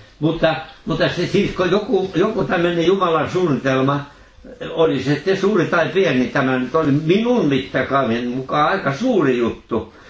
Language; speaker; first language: Finnish; native; Finnish